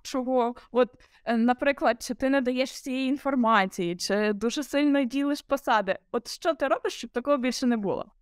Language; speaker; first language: Ukrainian; native; Ukrainian